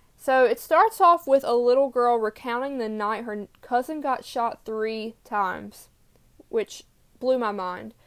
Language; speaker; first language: English; native; English